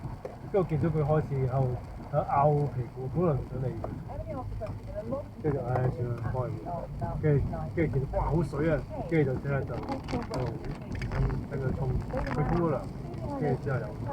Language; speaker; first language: Cantonese; early bilingual, heritage; Cantonese